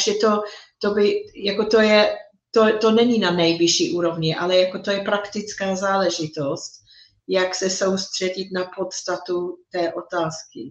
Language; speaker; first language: Czech; non-native, fluent; English